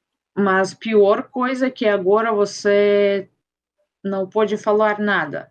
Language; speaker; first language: Portuguese; non-native, fluent; Russian